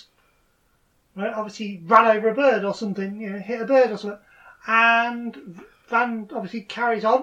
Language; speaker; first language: English; native; English